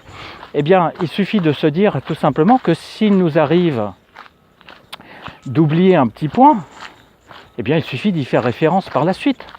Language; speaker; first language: French; native; French